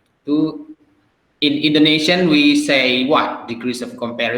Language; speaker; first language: English; non-native, fluent; Indonesian